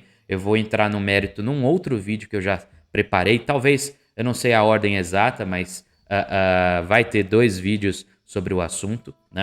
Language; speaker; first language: Portuguese; native; Portuguese